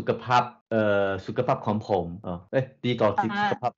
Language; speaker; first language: Thai; non-native, learner; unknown